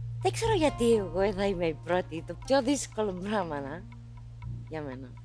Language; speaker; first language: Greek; early bilingual, heritage; Greek